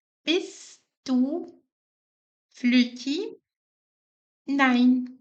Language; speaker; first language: German; non-native, fluent; Portuguese